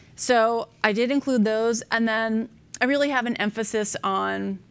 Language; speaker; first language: English; native; English